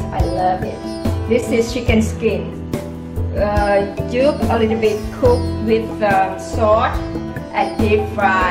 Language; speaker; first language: English; non-native, learner; Thai